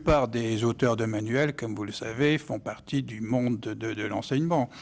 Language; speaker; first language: French; native; French